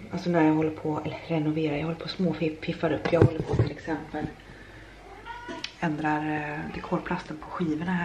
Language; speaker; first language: Swedish; native; Swedish